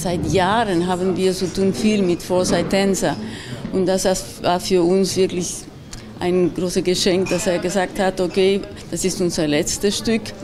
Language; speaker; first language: German; non-native, fluent; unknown